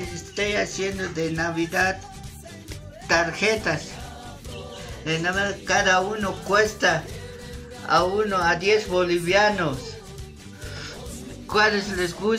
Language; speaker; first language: Spanish; non-native, local second language; Aymara